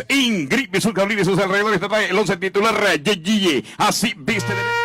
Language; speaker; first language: Spanish; native; Spanish